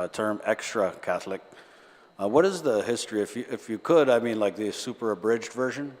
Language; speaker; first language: English; early bilingual, other home language; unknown